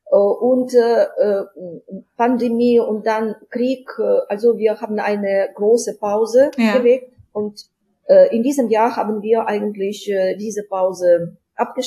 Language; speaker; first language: German; non-native, fluent; Ukrainian